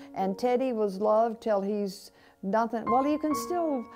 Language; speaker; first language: English; native; English